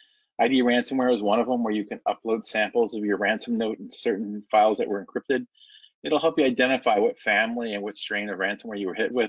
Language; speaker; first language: English; native; English